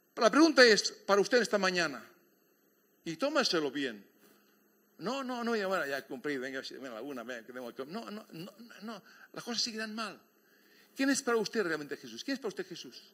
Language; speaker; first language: Spanish; native; Spanish